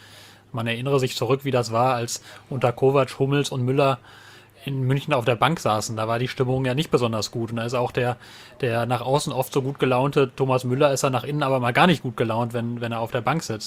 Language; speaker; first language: German; native; German